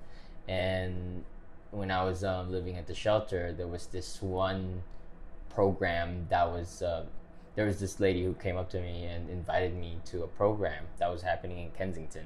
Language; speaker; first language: English; non-native, local second language; Filipino